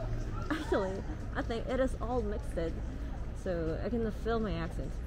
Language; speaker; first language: English; non-native, fluent; Korean